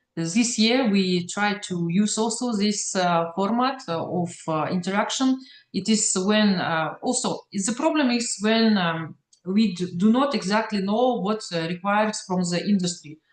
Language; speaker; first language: English; non-native, learner; Russian